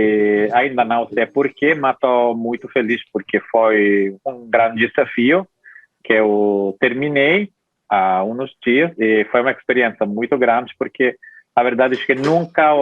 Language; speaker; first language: Portuguese; non-native, fluent; Italian